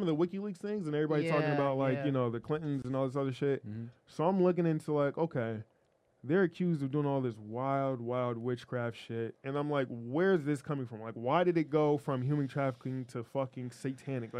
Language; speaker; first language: English; native; English